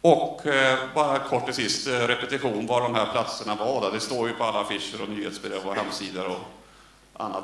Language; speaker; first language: Swedish; native; Swedish